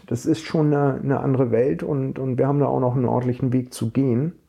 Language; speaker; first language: German; native; German